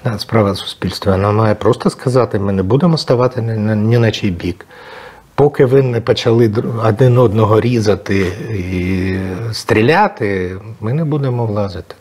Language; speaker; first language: Ukrainian; non-native, local second language; Russian